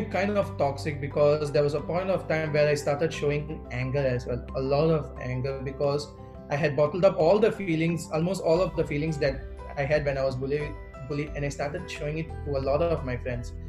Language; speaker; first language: English; non-native, local second language; Telugu